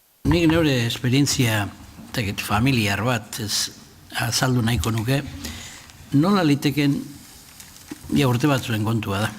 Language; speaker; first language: Basque; native; Basque